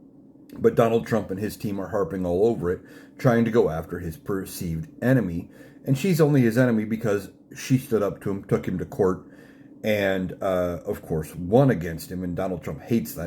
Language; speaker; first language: English; native; English